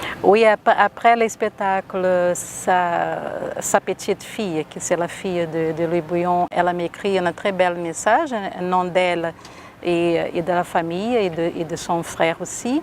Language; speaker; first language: French; non-native, local second language; Portuguese